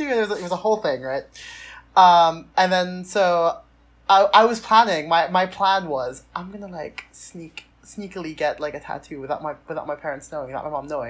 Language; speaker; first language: English; non-native, local second language; Filipino